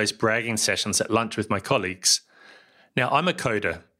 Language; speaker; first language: English; native; English